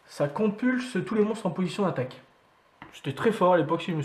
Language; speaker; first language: French; native; French